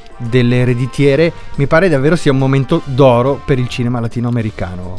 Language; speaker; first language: Italian; native; Italian